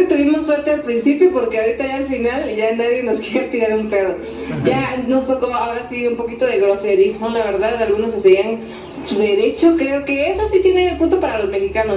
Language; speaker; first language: Spanish; native; Spanish